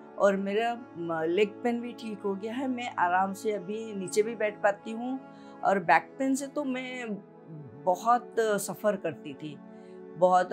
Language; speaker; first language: Hindi; non-native, local second language; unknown